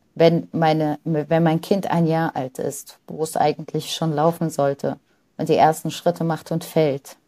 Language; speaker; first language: German; early bilingual, other home language; Arabic